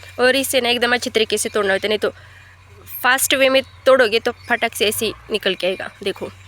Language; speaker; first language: Hindi; non-native, local second language; Marathi